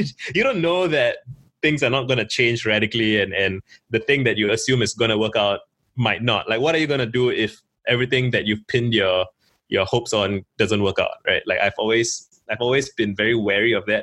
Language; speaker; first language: English; native; English